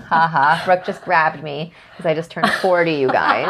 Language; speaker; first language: English; native; English